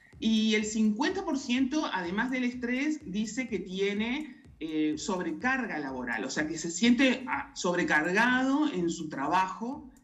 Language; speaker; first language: Spanish; native; Spanish